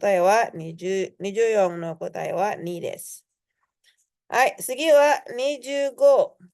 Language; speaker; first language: Japanese; non-native, fluent; Indonesian